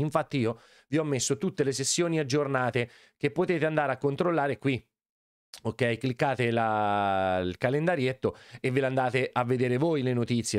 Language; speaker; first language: Italian; native; Italian